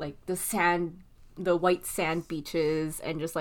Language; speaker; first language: English; non-native, local second language; Filipino